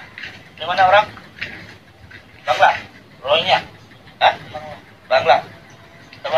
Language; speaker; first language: Malay; native; Malay